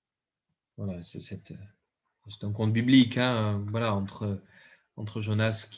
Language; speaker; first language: French; native; French